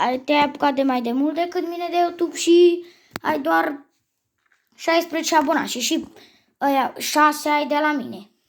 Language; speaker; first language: Romanian; native; Romanian